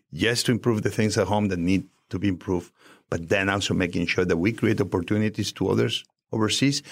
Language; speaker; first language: English; non-native, fluent; Spanish